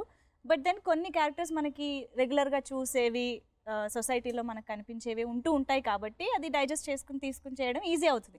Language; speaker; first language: Telugu; native; Telugu